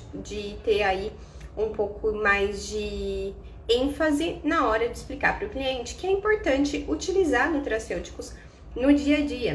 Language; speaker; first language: Portuguese; native; Portuguese